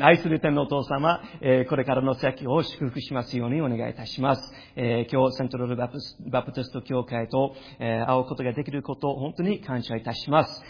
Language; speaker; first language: Japanese; non-native, fluent; English